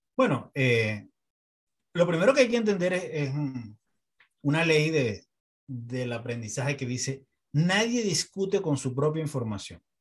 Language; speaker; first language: Spanish; native; Spanish